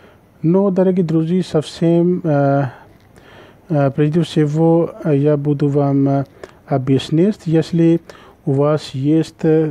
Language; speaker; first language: Russian; non-native, learner; Urdu